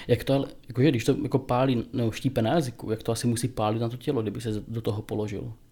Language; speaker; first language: Czech; native; Czech